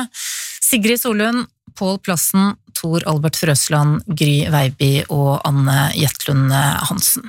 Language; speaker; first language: Norwegian; native; Norwegian